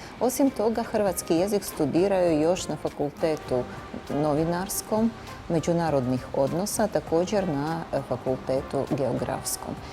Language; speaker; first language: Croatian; non-native, fluent; Ukrainian